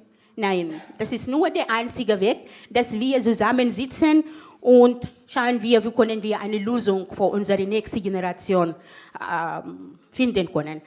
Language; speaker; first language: German; non-native, fluent; Arabic